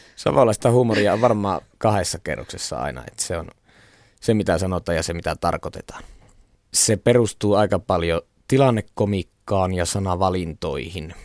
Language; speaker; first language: Finnish; native; Finnish